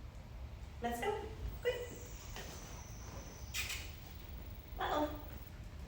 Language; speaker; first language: English; native; English